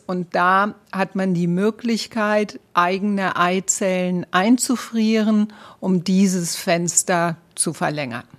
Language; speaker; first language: German; native; German